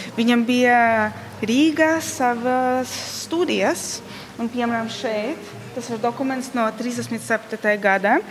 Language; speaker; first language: Latvian; non-native, learner; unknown